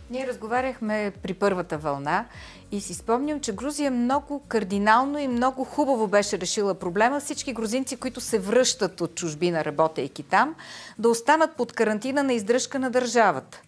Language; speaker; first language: Bulgarian; native; Bulgarian